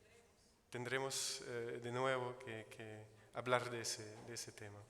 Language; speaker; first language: Spanish; non-native, fluent; Italian